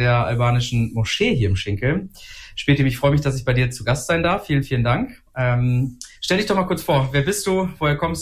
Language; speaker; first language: German; native; German